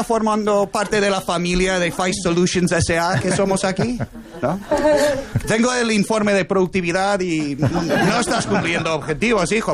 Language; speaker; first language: Spanish; non-native, fluent; English